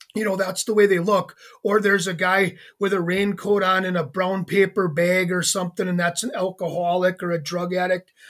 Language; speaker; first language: English; native; English